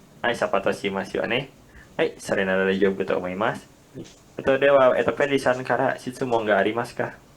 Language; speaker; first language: Japanese; non-native, learner; Indonesian